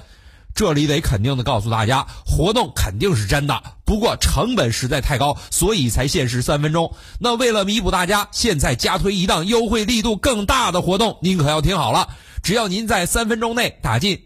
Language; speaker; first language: Chinese; native; Chinese